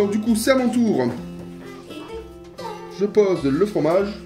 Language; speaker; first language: French; native; French